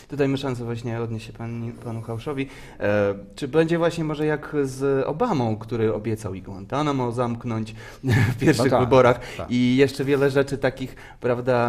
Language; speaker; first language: Polish; native; Polish